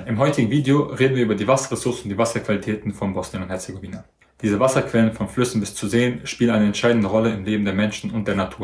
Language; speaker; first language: German; native; German